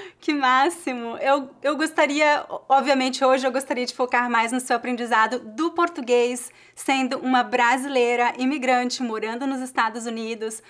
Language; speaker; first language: Portuguese; native; Portuguese